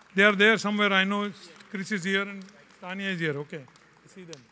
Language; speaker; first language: English; non-native, local second language; Marathi